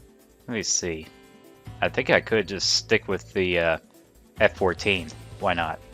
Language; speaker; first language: English; native; English